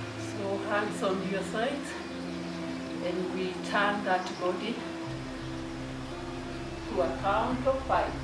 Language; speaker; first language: English; non-native, local second language; Swahili